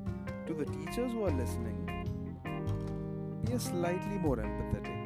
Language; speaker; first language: English; non-native, local second language; Malayalam